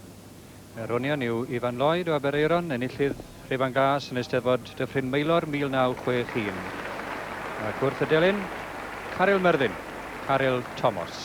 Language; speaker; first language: Welsh; native; Welsh